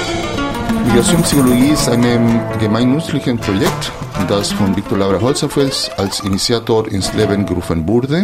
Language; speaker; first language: German; non-native, fluent; Spanish